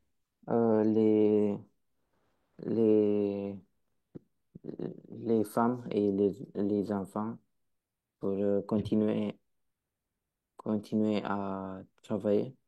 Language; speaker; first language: French; non-native, learner; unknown